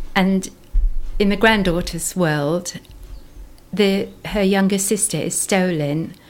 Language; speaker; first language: English; native; English